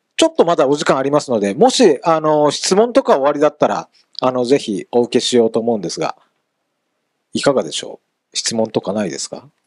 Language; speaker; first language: Japanese; native; Japanese